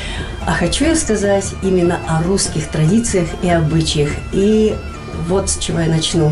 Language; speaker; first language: Russian; native; Russian